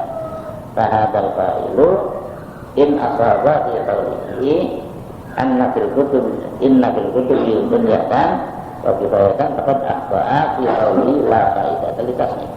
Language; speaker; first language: Arabic; non-native, fluent; Indonesian